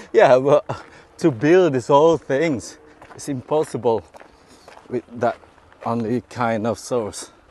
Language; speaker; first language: English; non-native, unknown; Indonesian